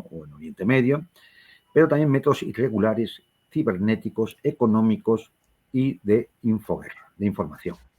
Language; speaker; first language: Spanish; native; Spanish